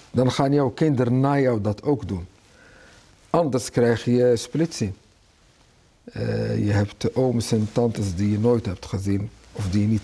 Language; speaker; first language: Dutch; early bilingual, other home language; Arabic